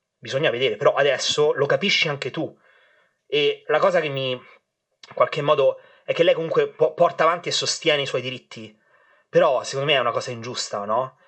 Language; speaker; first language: Italian; native; Italian